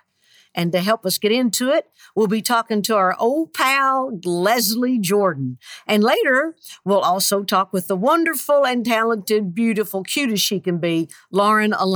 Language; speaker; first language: English; native; English